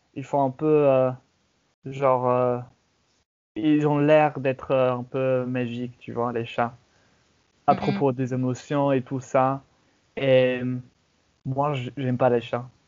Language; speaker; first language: French; non-native, fluent; English